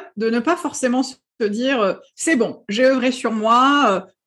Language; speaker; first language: French; non-native, local second language; Arabic